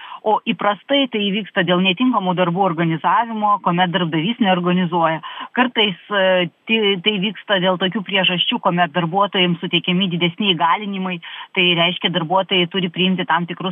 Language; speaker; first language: Lithuanian; native; Lithuanian